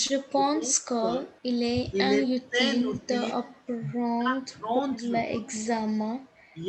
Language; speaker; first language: French; non-native, learner; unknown